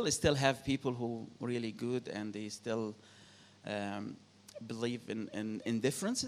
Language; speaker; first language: English; non-native, fluent; Arabic